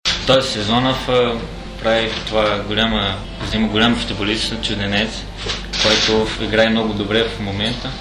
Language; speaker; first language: Bulgarian; non-native, learner; Portuguese